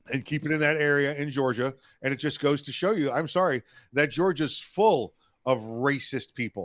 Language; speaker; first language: English; native; English